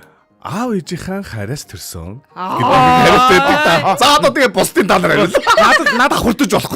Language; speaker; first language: Mongolian; native; Mongolian